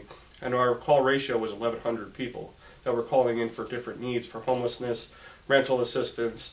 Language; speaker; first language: English; native; English